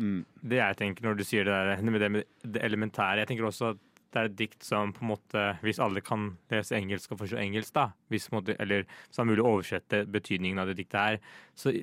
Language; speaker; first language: Norwegian; native; Norwegian